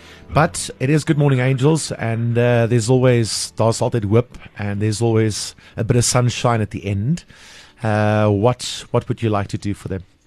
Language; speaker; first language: English; non-native, local second language; Afrikaans